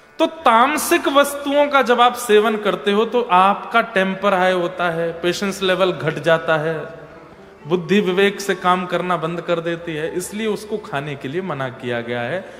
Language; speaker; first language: Hindi; native; Hindi